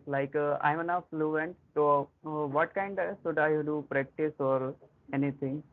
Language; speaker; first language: English; non-native, learner; Hindi